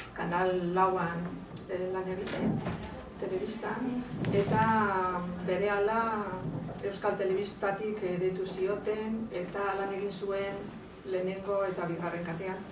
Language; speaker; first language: Basque; non-native, local second language; Spanish